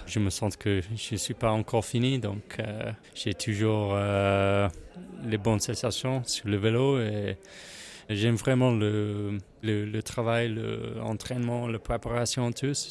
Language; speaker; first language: French; non-native, learner; English